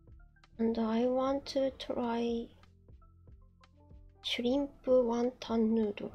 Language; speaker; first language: English; non-native, learner; Japanese